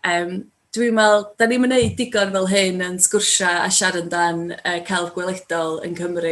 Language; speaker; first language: Welsh; native; Welsh